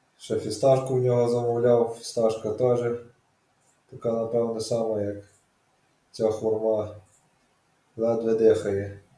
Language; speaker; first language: Ukrainian; native; Ukrainian